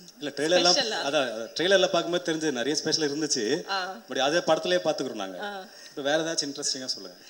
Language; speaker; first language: Tamil; native; Tamil